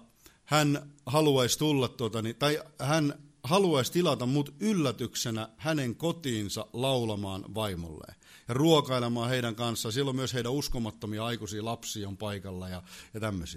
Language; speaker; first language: Finnish; native; Finnish